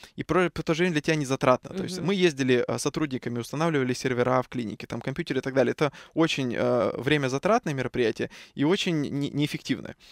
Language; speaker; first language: Russian; native; Russian